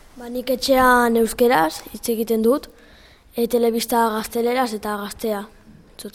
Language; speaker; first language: Basque; non-native, local second language; Spanish